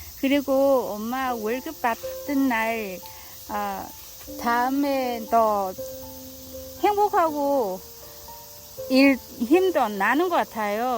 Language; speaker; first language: Korean; non-native, learner; Vietnamese